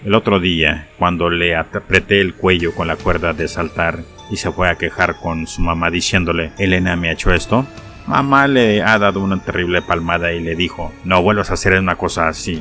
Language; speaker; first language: Spanish; native; Spanish